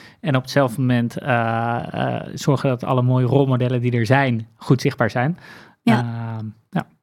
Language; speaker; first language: Dutch; native; Dutch